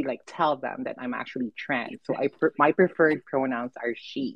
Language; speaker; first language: English; non-native, local second language; Filipino